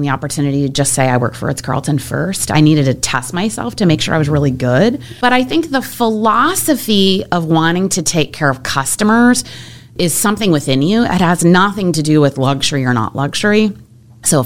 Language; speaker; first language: English; native; English